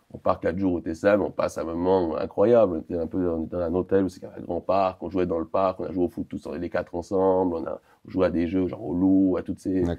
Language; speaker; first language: French; native; French